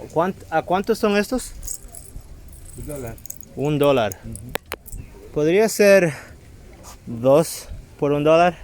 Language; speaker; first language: Spanish; early bilingual, heritage; English